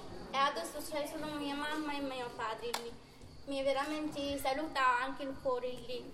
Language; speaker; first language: Italian; non-native, learner; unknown